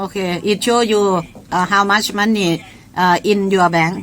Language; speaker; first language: English; non-native, learner; Thai